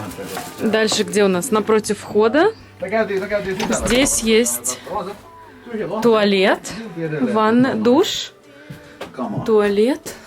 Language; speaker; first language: Russian; native; Russian